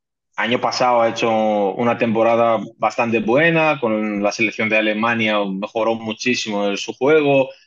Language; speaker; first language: Spanish; non-native, fluent; Greek